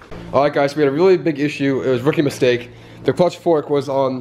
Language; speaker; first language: English; native; English